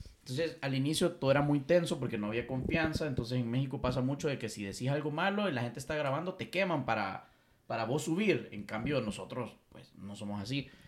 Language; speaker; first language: Spanish; native; Spanish